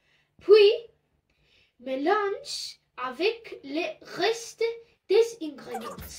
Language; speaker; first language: French; non-native, learner; Spanish